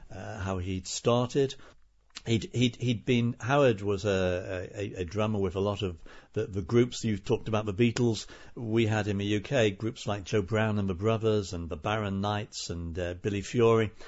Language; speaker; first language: English; native; English